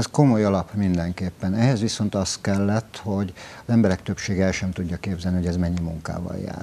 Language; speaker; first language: Hungarian; native; Hungarian